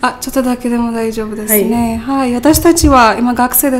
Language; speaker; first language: Japanese; non-native, learner; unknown